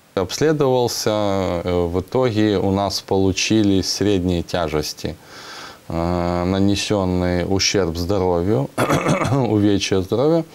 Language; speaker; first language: Ukrainian; non-native, local second language; Russian